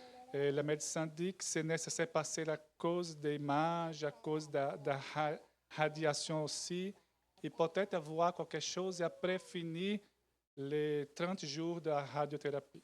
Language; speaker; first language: French; non-native, learner; Portuguese